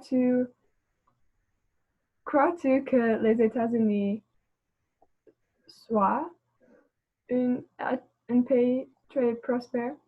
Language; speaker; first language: French; non-native, learner; English